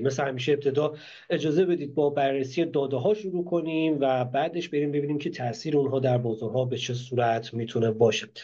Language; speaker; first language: Persian; native; Persian